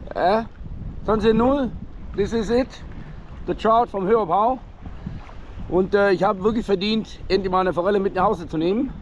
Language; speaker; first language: German; non-native, fluent; Danish